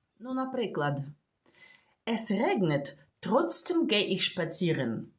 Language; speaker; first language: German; non-native, fluent; Ukrainian